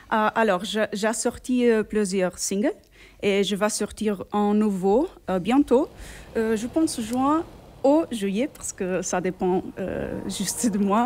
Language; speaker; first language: French; non-native, fluent; Portuguese